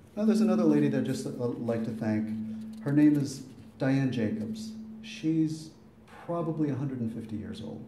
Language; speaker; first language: English; native; English